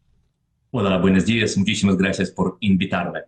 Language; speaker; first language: Spanish; non-native, fluent; Russian